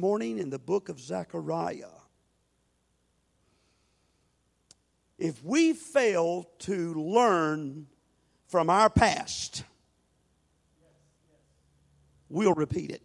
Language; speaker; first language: English; native; English